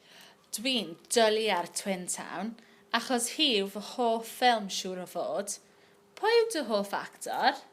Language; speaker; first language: Welsh; non-native, local second language; English